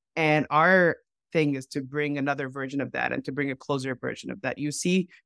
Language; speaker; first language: English; non-native, fluent; Arabic